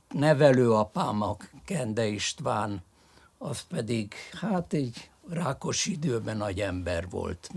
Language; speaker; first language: Hungarian; early bilingual, other home language; French